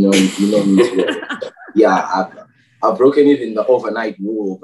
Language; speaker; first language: English; non-native, local second language; North Ndebele